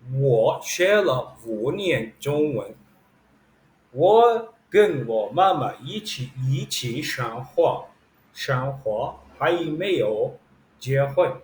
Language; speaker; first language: Chinese; non-native, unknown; Turkish